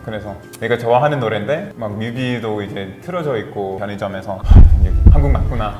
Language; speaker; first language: Korean; non-native, fluent; English